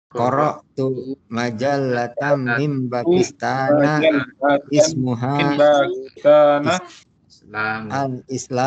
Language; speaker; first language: Arabic; non-native, learner; Indonesian